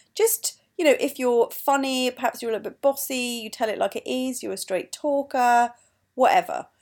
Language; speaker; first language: English; native; English